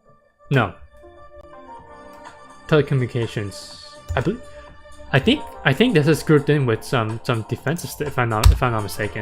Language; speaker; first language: English; native; English